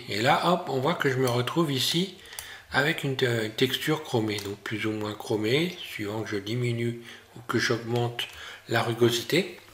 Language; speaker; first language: French; native; French